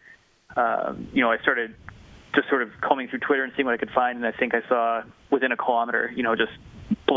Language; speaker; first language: English; native; English